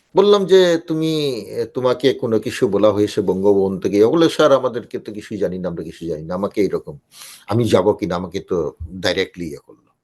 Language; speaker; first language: Bangla; non-native, local second language; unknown